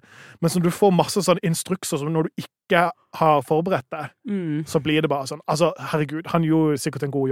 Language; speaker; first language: Norwegian; native; Norwegian